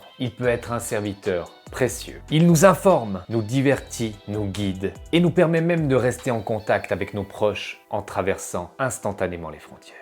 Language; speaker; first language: French; native; French